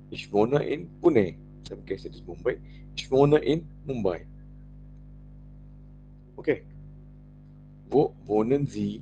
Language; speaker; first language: German; non-native, learner; Marathi